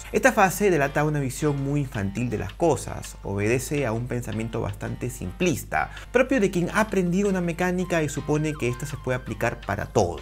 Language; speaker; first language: Spanish; native; Spanish